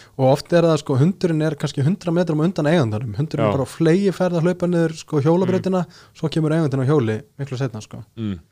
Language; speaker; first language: Icelandic; early bilingual, other home language; Portuguese